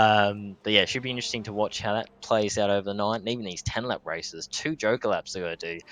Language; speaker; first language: English; native; English